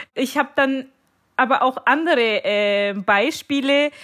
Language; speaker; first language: German; native; German